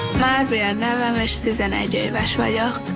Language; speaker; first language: Hungarian; early bilingual, heritage; Hungarian